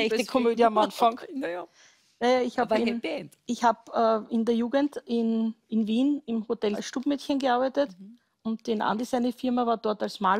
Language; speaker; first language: German; native; German